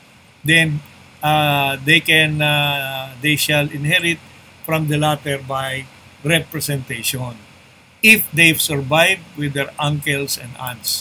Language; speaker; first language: English; non-native, local second language; Filipino